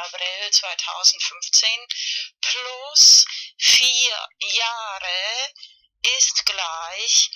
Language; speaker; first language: German; non-native, learner; Spanish